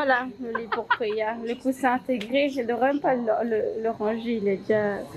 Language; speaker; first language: French; native; French